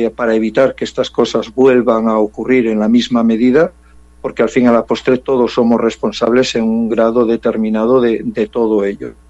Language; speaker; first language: Spanish; early bilingual, heritage; English